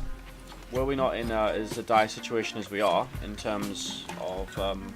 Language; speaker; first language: English; native; English